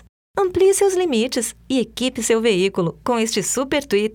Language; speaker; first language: Portuguese; native; Portuguese